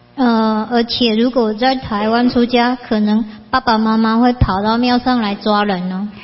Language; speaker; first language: Chinese; native; Chinese